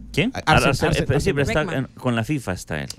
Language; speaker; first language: Spanish; native; Spanish